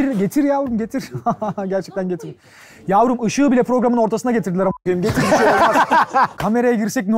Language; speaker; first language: Turkish; native; Turkish